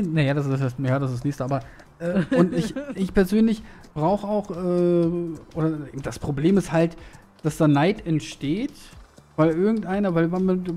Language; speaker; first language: German; native; German